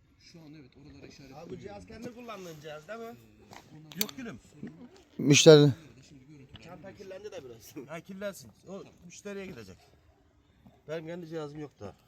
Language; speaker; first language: Turkish; native; Turkish